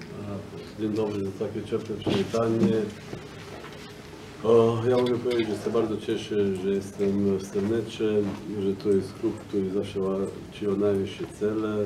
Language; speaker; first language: Polish; non-native, fluent; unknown